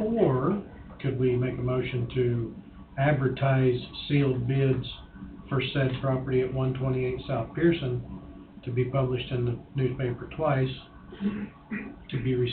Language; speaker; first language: English; native; English